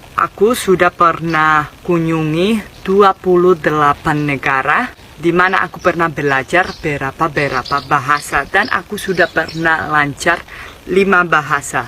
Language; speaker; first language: Indonesian; non-native, fluent; Spanish